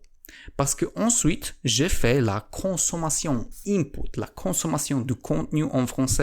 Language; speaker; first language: French; non-native, learner; Polish